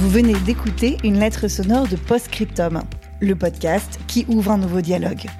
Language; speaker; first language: French; native; French